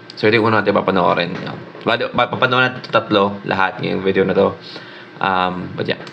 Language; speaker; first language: Filipino; native; Filipino